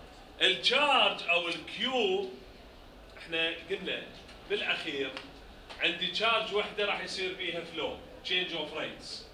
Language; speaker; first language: Arabic; native; Arabic